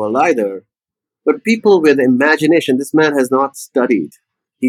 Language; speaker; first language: English; non-native, local second language; Urdu